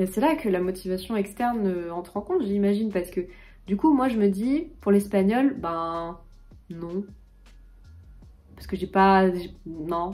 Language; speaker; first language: French; native; French